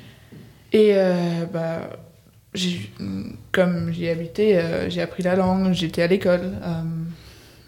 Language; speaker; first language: French; native; French